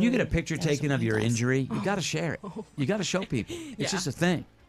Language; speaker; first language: English; native; English